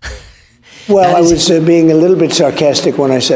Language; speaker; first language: English; native; English